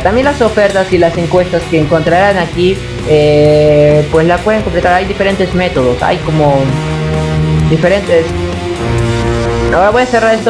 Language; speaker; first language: Spanish; native; Spanish